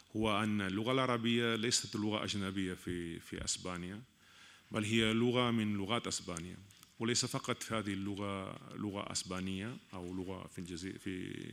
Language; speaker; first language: Arabic; non-native, fluent; Catalan